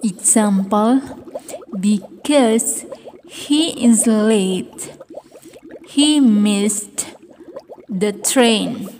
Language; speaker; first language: English; non-native, fluent; Indonesian